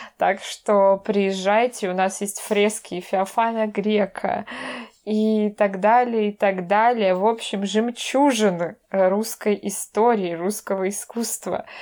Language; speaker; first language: Russian; native; Russian